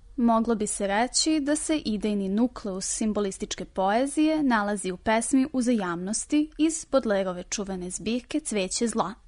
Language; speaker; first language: Serbian; native; Serbian